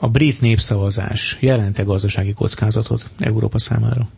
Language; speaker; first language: Hungarian; native; Hungarian